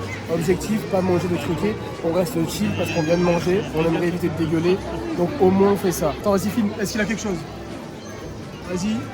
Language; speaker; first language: French; native; French